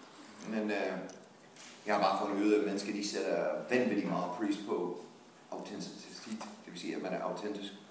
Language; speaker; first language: Danish; non-native, fluent; English